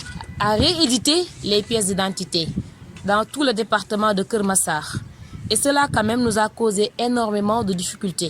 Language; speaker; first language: French; non-native, local second language; Wolof